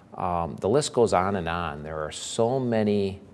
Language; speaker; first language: English; native; English